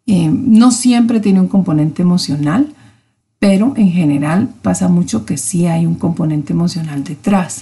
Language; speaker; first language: Spanish; native; Spanish